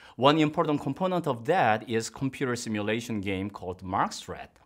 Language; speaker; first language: English; non-native, fluent; Korean